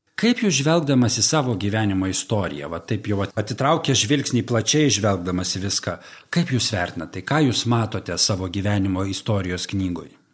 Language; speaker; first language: Lithuanian; native; Lithuanian